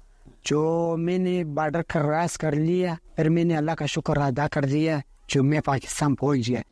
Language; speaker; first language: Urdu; non-native, local second language; Pashto